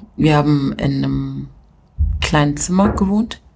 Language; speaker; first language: German; early bilingual, other home language; Swahili